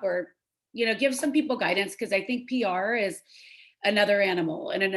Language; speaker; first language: English; native; English